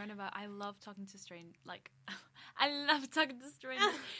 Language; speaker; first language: English; native; English